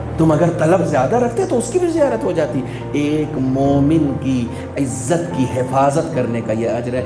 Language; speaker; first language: Urdu; native; Urdu